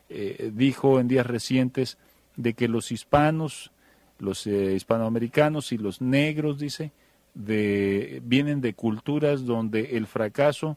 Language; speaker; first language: Spanish; native; Spanish